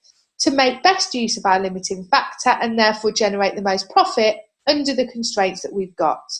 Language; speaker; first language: English; native; English